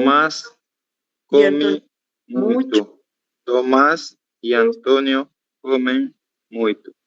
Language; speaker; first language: Portuguese; non-native, learner; Spanish